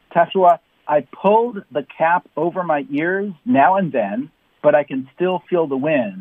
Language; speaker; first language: English; native; English